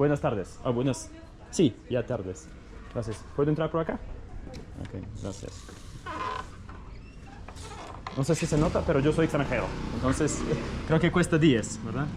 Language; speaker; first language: Spanish; non-native, fluent; Russian